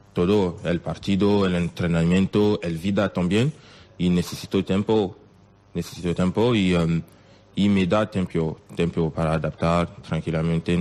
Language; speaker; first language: Spanish; non-native, learner; French